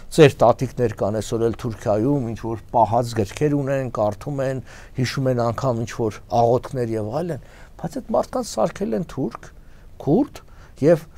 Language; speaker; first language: Armenian; native; Armenian